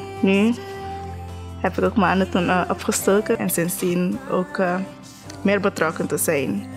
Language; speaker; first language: Dutch; non-native, local second language; Papiamento